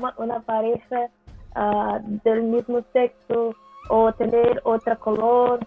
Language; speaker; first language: Spanish; non-native, learner; Portuguese